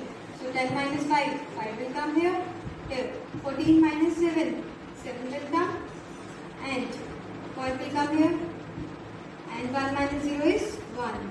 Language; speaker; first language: English; non-native, local second language; Hindi